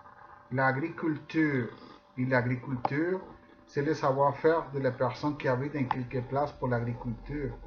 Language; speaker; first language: French; non-native, fluent; Spanish